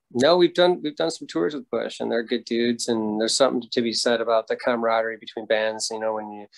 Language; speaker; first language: English; native; English